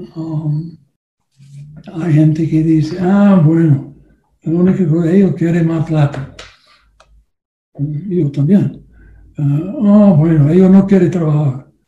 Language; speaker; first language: Spanish; non-native, learner; English